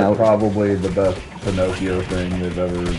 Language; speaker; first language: English; native; English